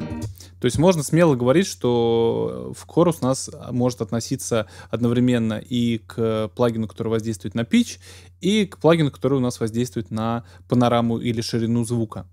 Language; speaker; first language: Russian; native; Russian